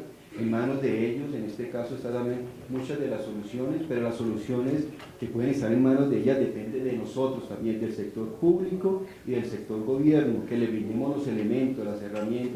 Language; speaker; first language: Spanish; native; Spanish